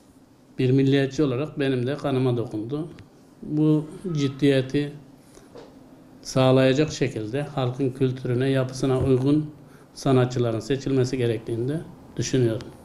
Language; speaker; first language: Turkish; native; Turkish